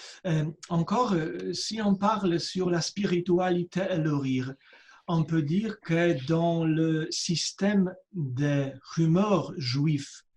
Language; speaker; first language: French; non-native, fluent; Polish